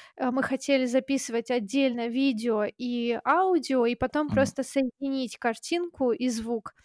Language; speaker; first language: Russian; native; Russian